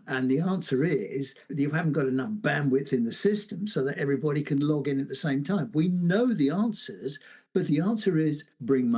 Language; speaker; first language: English; native; English